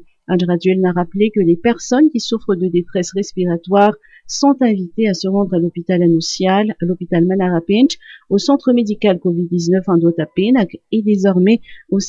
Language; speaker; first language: French; non-native, local second language; Malagasy